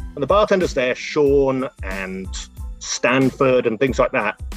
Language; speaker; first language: English; native; English